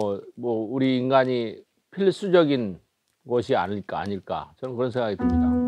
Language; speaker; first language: Korean; native; Korean